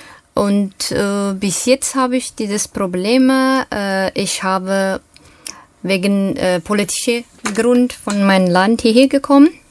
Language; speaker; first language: German; non-native, learner; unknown